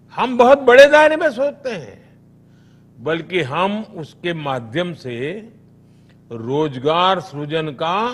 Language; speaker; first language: Hindi; non-native, local second language; Gujarati